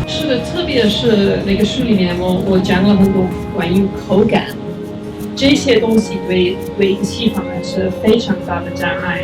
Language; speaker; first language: Chinese; non-native, fluent; English